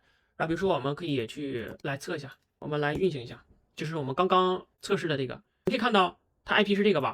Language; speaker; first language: Chinese; native; Chinese